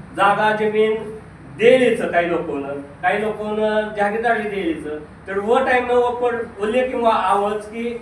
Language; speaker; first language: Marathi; non-native, local second language; Rajasthani